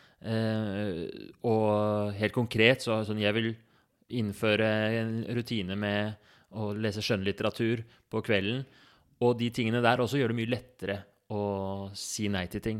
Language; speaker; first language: Norwegian; native; Norwegian